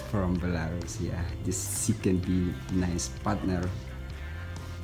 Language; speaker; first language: English; non-native, learner; Indonesian